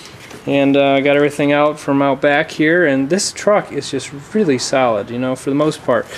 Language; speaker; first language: English; native; English